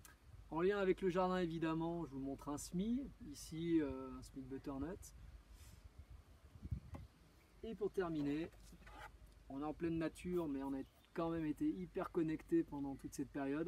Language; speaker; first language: French; native; French